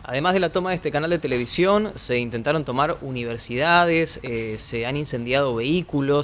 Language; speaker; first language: Spanish; native; Spanish